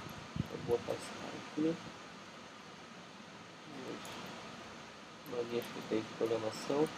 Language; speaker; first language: Portuguese; native; Portuguese